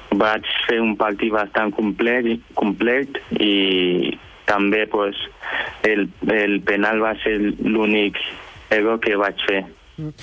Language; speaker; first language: Catalan; early bilingual, other home language; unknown